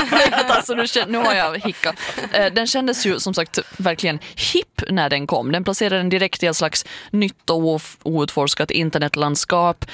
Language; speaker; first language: Swedish; native; Swedish